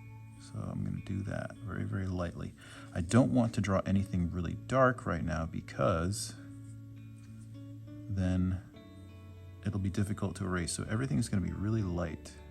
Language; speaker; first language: English; native; English